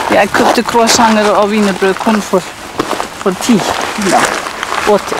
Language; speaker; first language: Danish; non-native, fluent; Icelandic